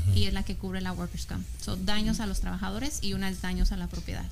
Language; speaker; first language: Spanish; early bilingual, heritage; Spanish